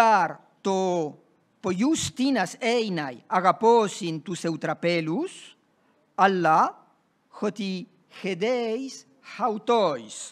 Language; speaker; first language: Greek; non-native, fluent; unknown